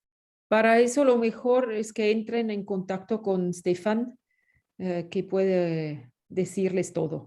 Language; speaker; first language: Spanish; non-native, fluent; French